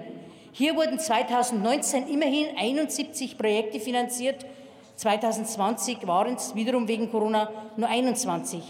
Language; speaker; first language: German; native; German